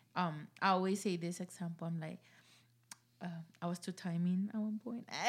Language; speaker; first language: English; early bilingual, other home language; Spanish